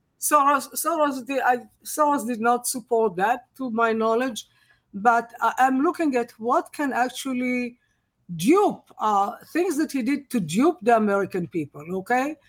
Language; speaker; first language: English; non-native, fluent; Hebrew